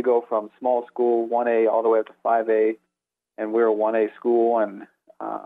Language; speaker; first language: English; native; English